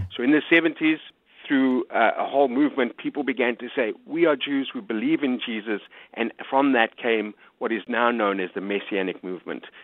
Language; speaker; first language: English; native; English